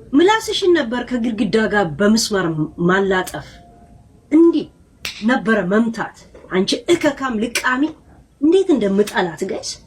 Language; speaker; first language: Amharic; native; Amharic